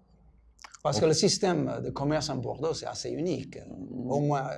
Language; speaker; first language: French; non-native, fluent; English